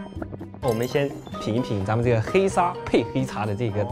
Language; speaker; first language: Chinese; native; Chinese